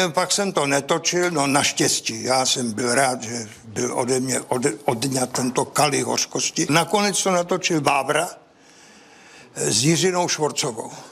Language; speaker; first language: Czech; native; Czech